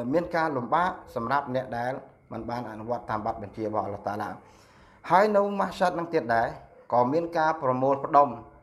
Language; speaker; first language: Khmer; non-native, local second language; Eastern Cham